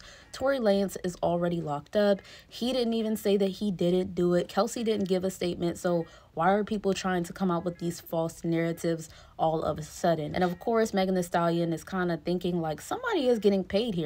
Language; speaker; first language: English; native; English